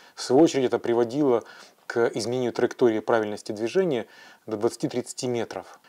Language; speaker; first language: Russian; native; Russian